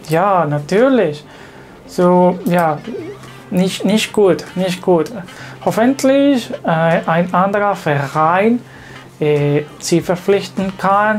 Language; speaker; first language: German; non-native, learner; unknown